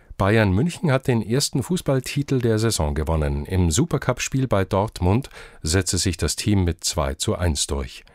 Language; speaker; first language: German; native; German